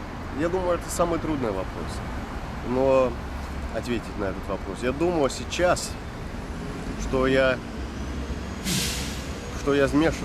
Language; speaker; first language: Russian; early bilingual, heritage; Dutch